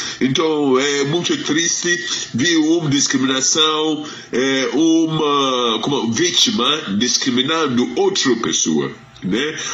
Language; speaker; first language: Portuguese; non-native, fluent; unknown